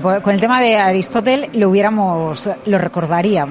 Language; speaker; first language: Spanish; native; Spanish